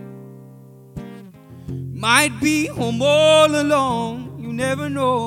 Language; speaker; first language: English; non-native, local second language; Ganda